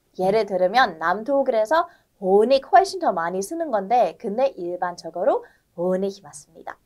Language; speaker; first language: Korean; non-native, fluent; German